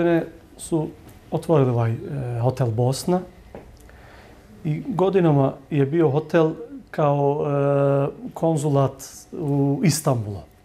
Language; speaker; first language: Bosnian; early bilingual, heritage; Bosnian